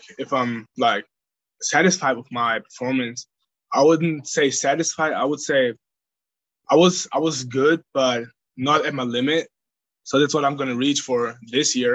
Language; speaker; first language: English; non-native, fluent; German